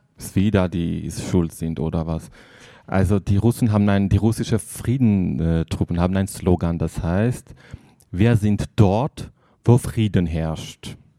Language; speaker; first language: German; non-native, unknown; Armenian